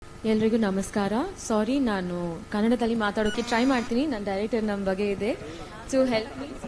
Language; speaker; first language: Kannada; non-native, learner; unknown